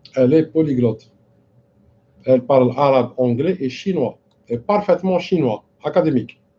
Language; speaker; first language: French; non-native, local second language; Arabic